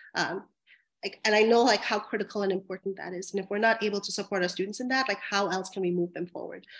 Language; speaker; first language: English; native; English